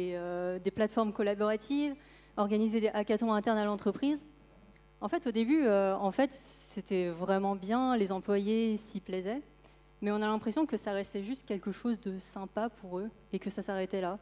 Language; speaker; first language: French; native; French